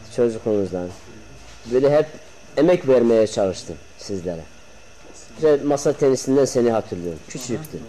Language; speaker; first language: Turkish; non-native, local second language; Zaza